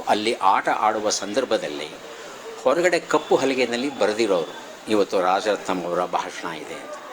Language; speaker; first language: Kannada; native; Kannada